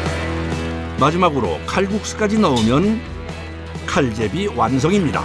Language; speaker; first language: Korean; native; Korean